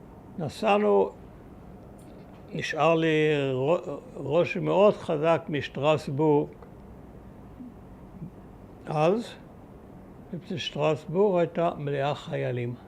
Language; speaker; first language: Hebrew; early bilingual, other home language; German